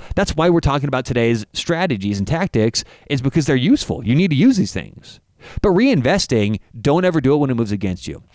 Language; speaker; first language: English; native; English